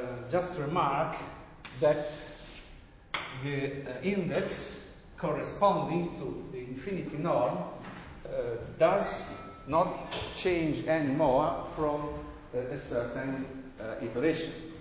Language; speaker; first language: English; non-native, fluent; Italian